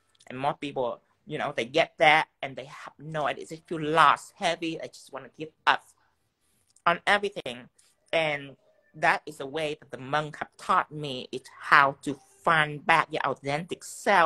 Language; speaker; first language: English; non-native, fluent; Vietnamese